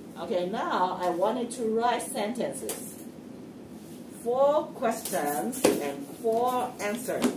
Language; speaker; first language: English; non-native, fluent; Chinese